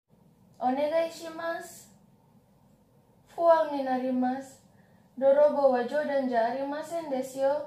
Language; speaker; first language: Japanese; non-native, learner; Indonesian